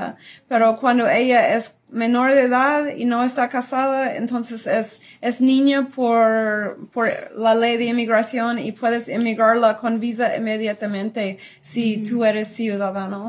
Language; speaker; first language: Spanish; non-native, fluent; English